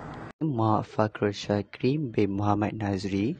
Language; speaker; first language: English; non-native, learner; Malay